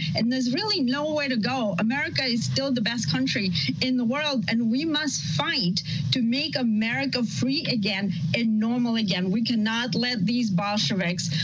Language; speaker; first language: English; non-native, fluent; Russian